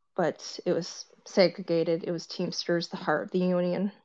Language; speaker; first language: English; early bilingual, other home language; Korean